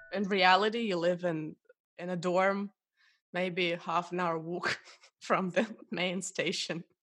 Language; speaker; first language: English; non-native, fluent; Russian